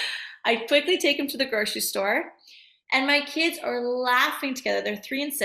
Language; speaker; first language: English; native; English